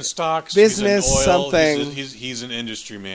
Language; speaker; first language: English; native; English